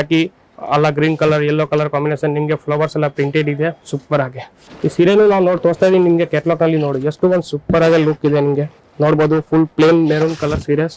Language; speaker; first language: Kannada; non-native, fluent; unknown